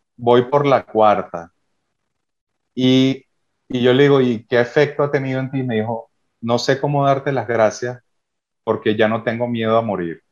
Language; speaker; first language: Spanish; native; Spanish